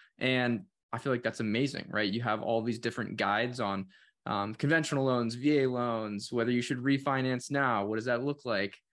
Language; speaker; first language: English; native; English